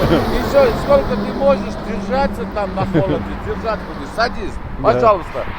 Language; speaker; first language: Russian; non-native, learner; Armenian